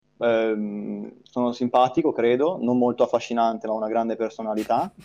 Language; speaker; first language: Italian; native; Italian